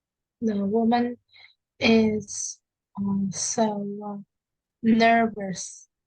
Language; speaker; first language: English; non-native, learner; Vietnamese